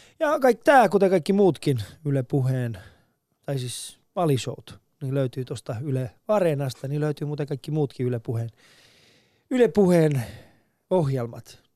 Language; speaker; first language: Finnish; early bilingual, other home language; Persian